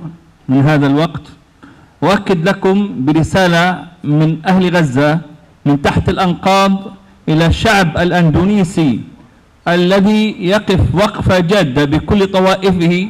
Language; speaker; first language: Arabic; native; Arabic